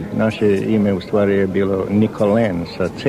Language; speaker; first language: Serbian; early bilingual, heritage; Serbian